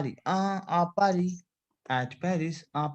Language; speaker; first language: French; non-native, fluent; Hindi